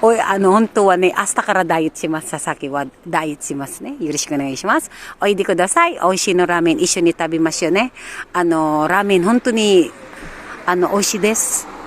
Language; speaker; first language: Japanese; non-native, learner; Filipino